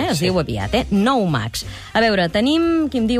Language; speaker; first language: Catalan; native; Catalan